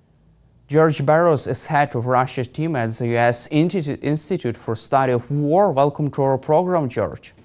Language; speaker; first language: English; non-native, fluent; Ukrainian